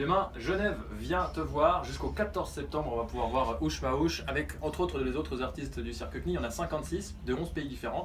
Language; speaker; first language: French; native; French